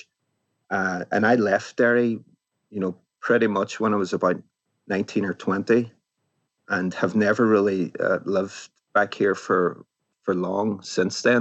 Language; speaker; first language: English; native; English